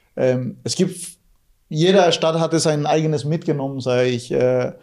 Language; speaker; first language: German; non-native, fluent; Guarani